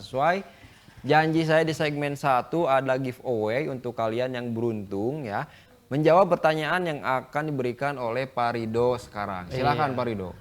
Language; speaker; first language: Indonesian; native; Indonesian